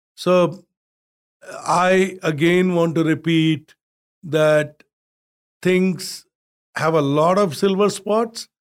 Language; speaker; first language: English; non-native, local second language; Hindi